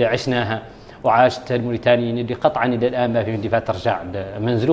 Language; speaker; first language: Arabic; native; Arabic